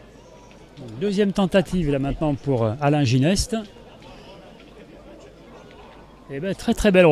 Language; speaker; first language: French; native; French